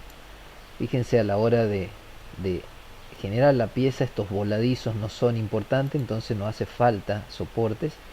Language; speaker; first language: Spanish; native; Spanish